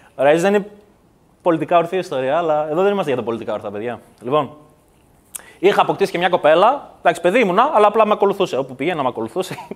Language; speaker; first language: Greek; early bilingual, other home language; Kurdish